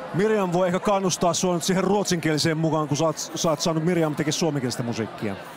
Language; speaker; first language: Finnish; native; Finnish